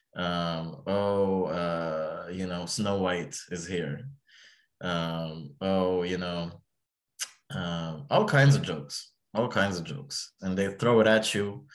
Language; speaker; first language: English; early bilingual, other home language; Arabic